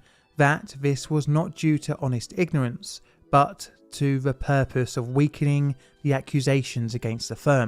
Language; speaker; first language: English; native; English